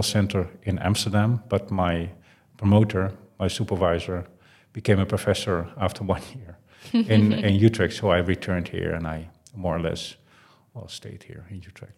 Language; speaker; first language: English; non-native, fluent; Dutch